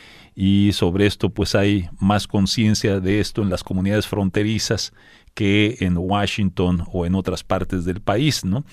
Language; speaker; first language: Spanish; native; Spanish